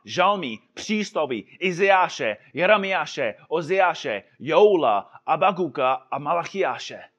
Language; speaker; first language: Czech; non-native, fluent; English